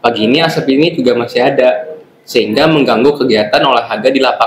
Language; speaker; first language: Indonesian; native; Indonesian